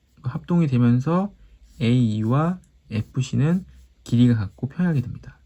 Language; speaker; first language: Korean; native; Korean